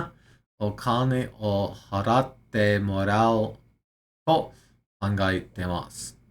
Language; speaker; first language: Japanese; non-native, learner; English